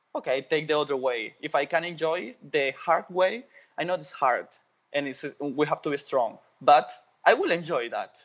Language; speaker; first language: English; non-native, fluent; Spanish